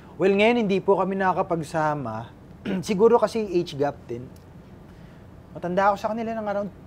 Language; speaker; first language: Filipino; native; Filipino